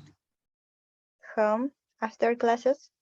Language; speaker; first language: English; non-native, learner; Spanish